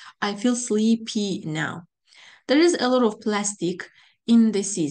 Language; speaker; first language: English; non-native, fluent; Azerbaijani